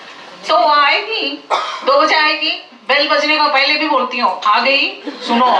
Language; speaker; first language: Hindi; non-native, local second language; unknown